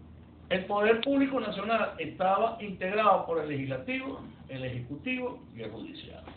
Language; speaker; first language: Spanish; native; Spanish